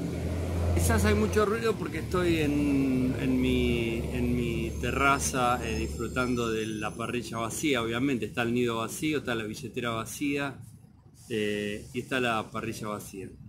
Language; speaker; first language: Spanish; native; Spanish